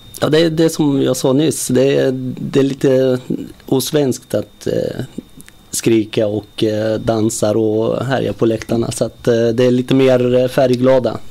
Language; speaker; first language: Swedish; early bilingual, other home language; Arabic